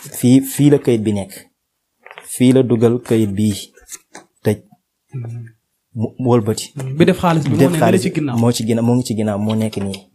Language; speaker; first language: Wolof; non-native, local second language; Fula